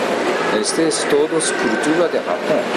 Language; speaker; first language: Spanish; non-native, learner; Japanese